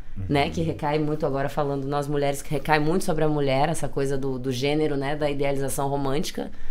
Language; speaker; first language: Portuguese; native; Portuguese